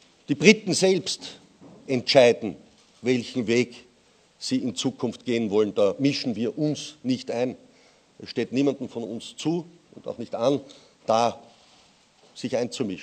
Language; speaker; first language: German; native; German